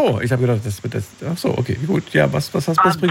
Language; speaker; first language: German; native; German